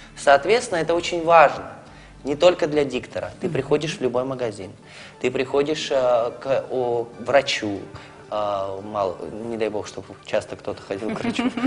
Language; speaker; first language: Russian; native; Russian